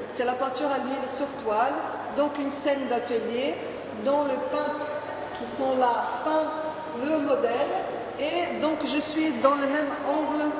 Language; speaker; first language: French; non-native, fluent; Portuguese